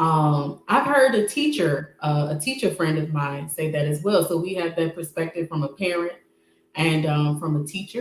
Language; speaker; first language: English; native; English